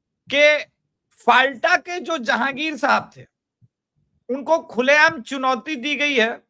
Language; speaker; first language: Hindi; native; Hindi